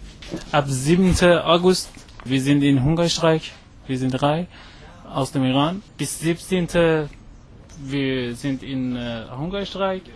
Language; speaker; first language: German; non-native, learner; Persian